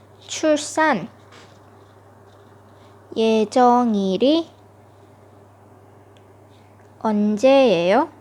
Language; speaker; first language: Korean; non-native, fluent; Thai